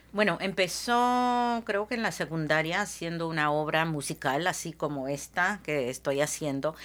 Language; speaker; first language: Spanish; early bilingual, heritage; Spanish